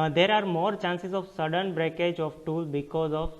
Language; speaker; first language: English; non-native, local second language; Gujarati